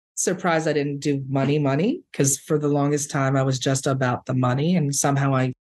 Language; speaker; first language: English; early bilingual, other home language; Spanish